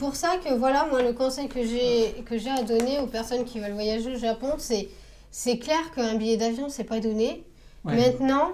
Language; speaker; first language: French; native; French